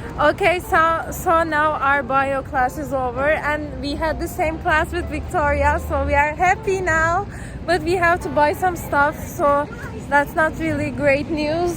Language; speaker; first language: English; non-native, fluent; Turkish